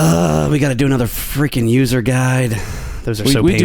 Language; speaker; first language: English; native; English